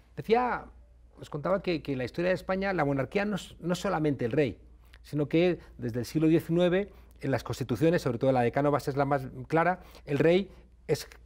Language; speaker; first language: Spanish; native; Spanish